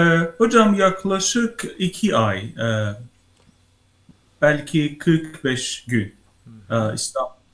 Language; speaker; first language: Turkish; non-native, learner; Persian